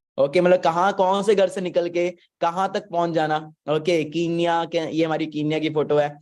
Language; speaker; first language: Hindi; non-native, local second language; Punjabi